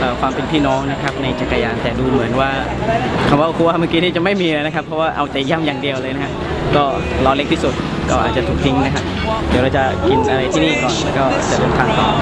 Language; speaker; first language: Thai; native; Thai